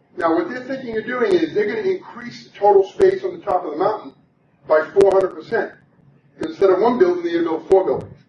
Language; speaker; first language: English; native; English